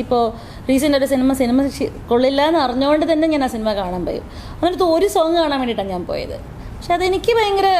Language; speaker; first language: Malayalam; native; Malayalam